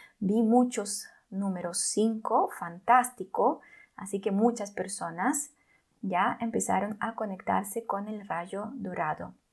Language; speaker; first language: Spanish; non-native, fluent; Russian